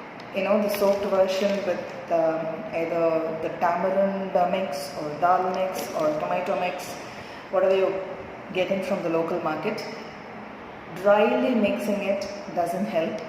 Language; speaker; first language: English; non-native, local second language; Tamil